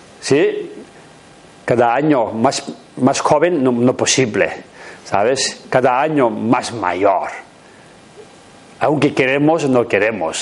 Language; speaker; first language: Spanish; non-native, learner; Tibetan